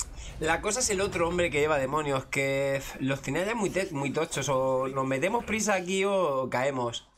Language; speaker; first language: Spanish; native; Spanish